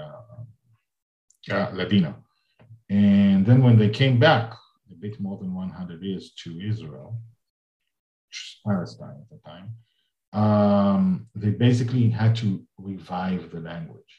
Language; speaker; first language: English; non-native, fluent; Hebrew